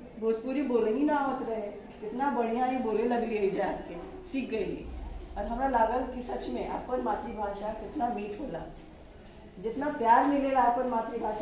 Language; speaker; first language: Bhojpuri; non-native, local second language; Hindi